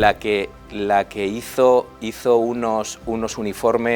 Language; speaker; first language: Spanish; native; Spanish